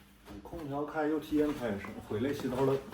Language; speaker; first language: Chinese; native; Chinese